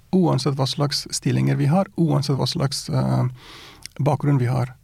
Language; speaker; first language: Norwegian; non-native, fluent; Persian